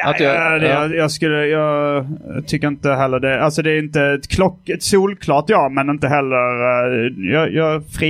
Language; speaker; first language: Swedish; native; Swedish